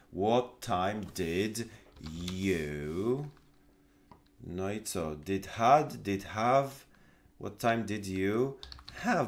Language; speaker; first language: English; non-native, fluent; Polish